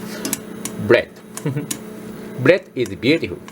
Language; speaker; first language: English; non-native, learner; Japanese